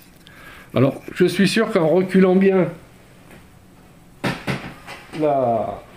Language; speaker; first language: French; native; French